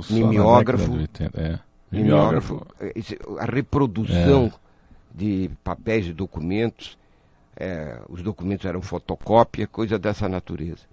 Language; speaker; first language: Portuguese; native; Portuguese